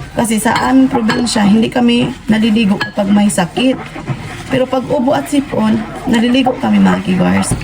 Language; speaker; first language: Filipino; non-native, local second language; Cebuano